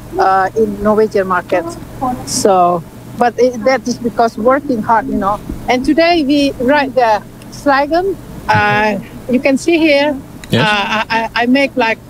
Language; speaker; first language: English; non-native, learner; Indonesian